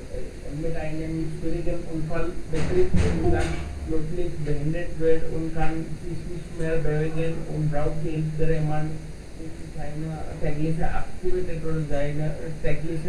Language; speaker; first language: German; non-native, learner; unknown